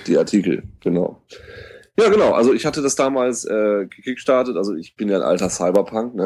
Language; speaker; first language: German; native; German